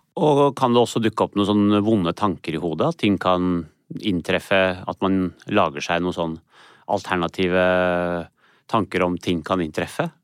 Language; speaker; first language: Norwegian; early bilingual, other home language; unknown